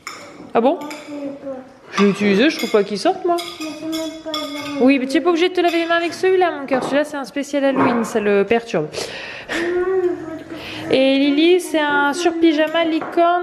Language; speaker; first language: French; native; French